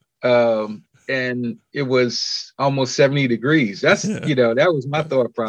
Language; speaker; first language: English; native; English